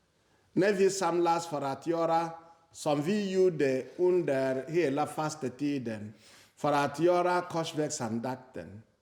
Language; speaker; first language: Swedish; non-native, fluent; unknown